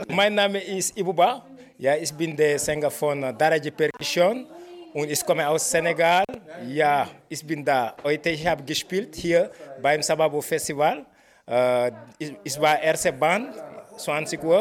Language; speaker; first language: German; non-native, learner; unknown